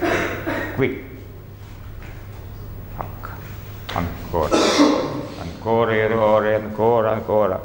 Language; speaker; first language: Italian; non-native, learner; Russian